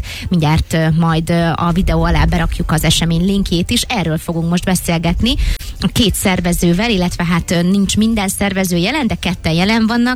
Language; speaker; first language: Hungarian; native; Hungarian